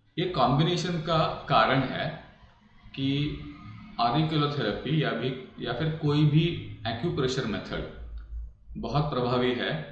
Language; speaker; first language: Hindi; non-native, local second language; Marathi